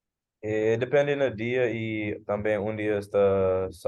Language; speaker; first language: Portuguese; non-native, learner; English